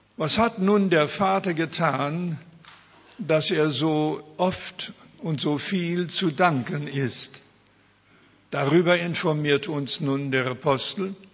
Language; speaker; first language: German; early bilingual, heritage; German